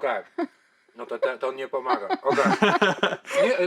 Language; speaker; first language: Polish; non-native, learner; English